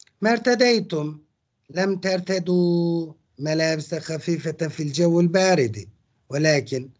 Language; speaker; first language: Arabic; non-native, fluent; Turkish